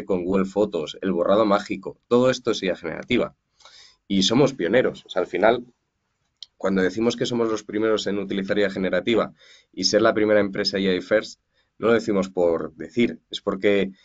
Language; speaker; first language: Spanish; native; Spanish